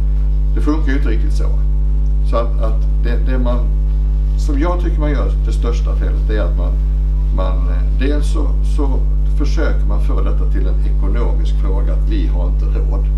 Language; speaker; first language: Swedish; native; Swedish